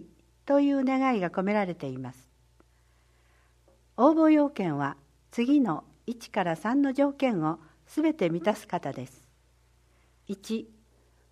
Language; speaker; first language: Japanese; native; Japanese